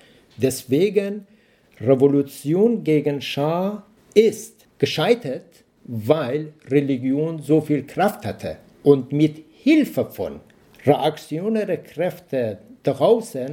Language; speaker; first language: German; non-native, learner; Persian